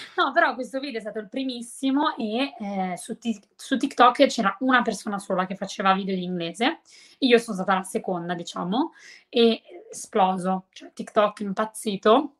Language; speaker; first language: Italian; native; Italian